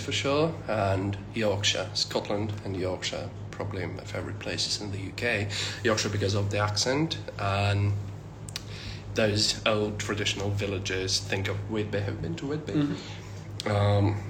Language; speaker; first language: English; non-native, fluent; Russian